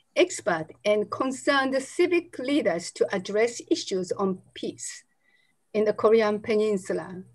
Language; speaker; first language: English; non-native, fluent; Japanese